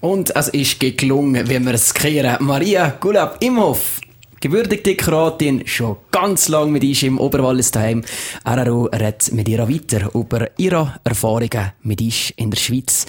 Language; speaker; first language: German; native; German